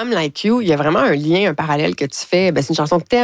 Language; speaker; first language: French; native; French